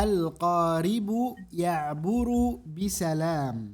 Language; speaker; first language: Arabic; non-native, fluent; Indonesian